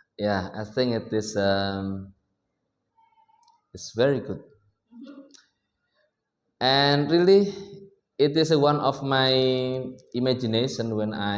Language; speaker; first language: English; non-native, learner; Indonesian